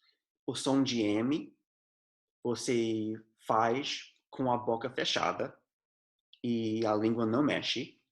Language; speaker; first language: Portuguese; non-native, fluent; English